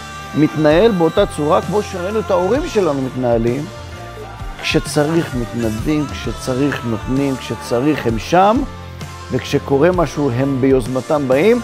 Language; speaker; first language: Hebrew; native; Hebrew